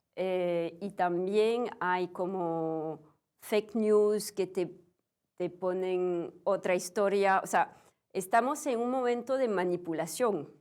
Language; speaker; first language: Spanish; non-native, fluent; French